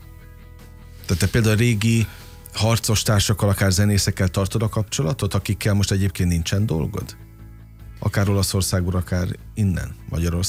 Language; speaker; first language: Hungarian; native; Hungarian